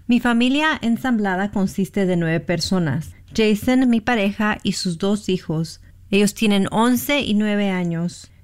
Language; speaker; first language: Spanish; early bilingual, heritage; Spanish